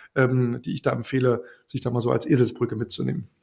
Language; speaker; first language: German; native; German